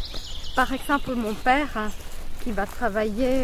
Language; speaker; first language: French; non-native, fluent; Finnish